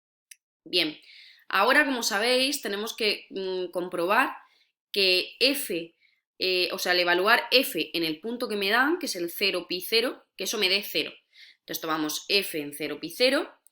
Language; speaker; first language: Spanish; native; Spanish